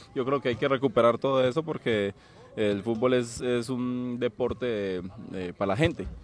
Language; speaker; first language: Spanish; native; Spanish